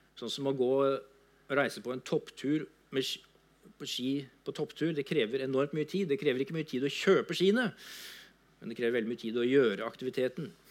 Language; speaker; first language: Norwegian; native; Norwegian